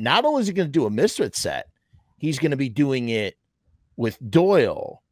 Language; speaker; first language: English; native; English